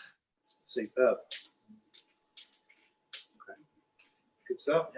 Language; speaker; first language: English; native; English